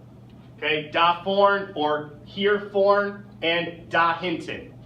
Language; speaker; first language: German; non-native, fluent; English